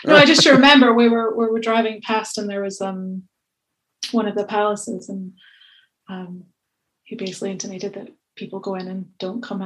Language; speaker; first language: English; native; English